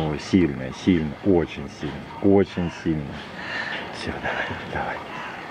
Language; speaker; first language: Russian; native; Russian